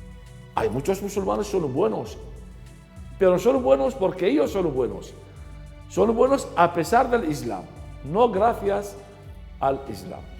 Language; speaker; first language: Spanish; non-native, fluent; Arabic